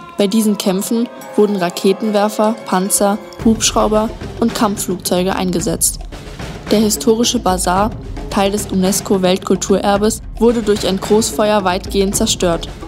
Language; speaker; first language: German; native; German